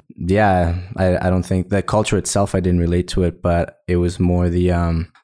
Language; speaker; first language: English; early bilingual, other home language; Spanish